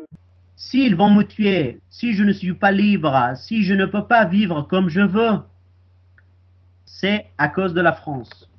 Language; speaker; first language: French; non-native, fluent; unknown